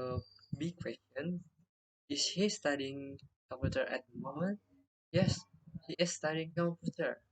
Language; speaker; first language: English; non-native, learner; Indonesian